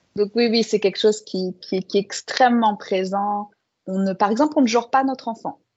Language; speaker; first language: French; native; French